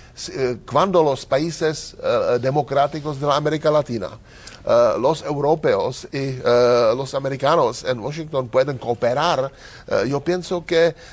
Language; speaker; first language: Spanish; non-native, learner; Czech